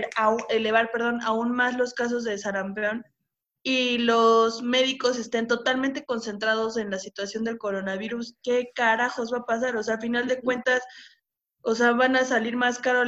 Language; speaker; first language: Spanish; native; Spanish